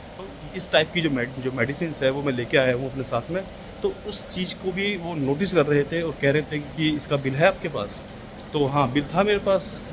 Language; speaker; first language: Hindi; native; Hindi